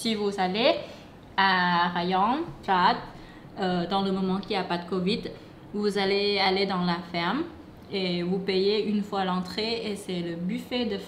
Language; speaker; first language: French; non-native, fluent; Thai